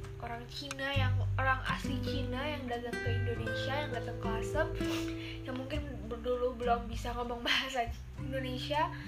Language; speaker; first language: Indonesian; native; Indonesian